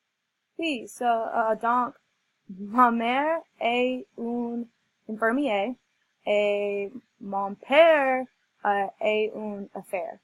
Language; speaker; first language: French; non-native, learner; English